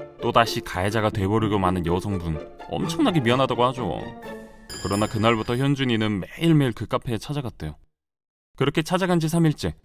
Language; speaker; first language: Korean; native; Korean